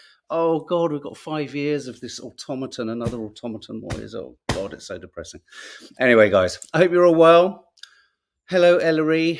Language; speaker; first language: English; native; English